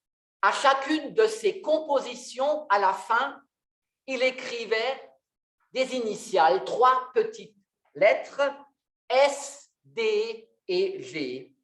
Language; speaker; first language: French; native; French